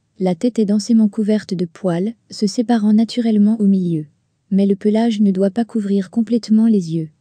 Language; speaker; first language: French; native; French